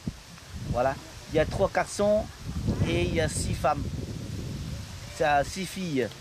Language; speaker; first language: French; non-native, local second language; Lao